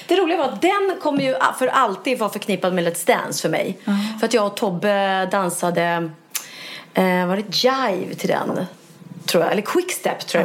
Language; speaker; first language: Swedish; native; Swedish